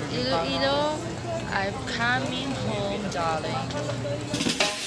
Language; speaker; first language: English; non-native, local second language; Cebuano